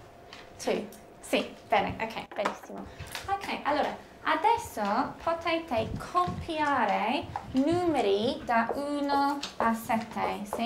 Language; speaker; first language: Italian; non-native, fluent; English